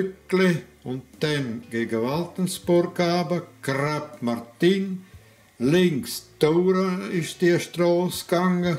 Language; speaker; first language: German; non-native, local second language; Romansh